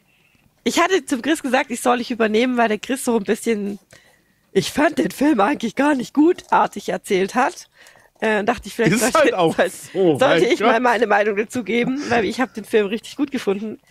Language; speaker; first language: German; native; German